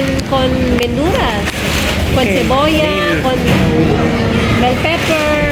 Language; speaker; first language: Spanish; non-native, learner; Filipino